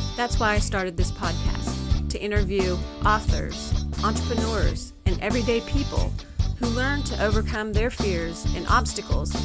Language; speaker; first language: English; native; English